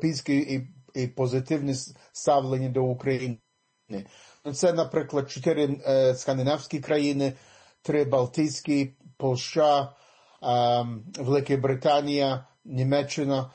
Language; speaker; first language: Ukrainian; early bilingual, heritage; English